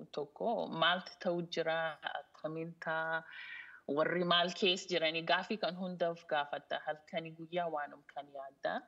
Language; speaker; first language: Oromo; early bilingual, heritage; Oromo